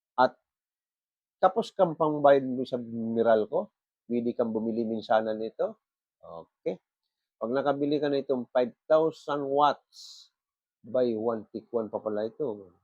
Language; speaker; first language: Filipino; non-native, local second language; Bikol